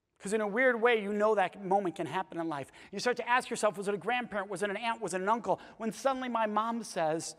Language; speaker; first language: English; native; English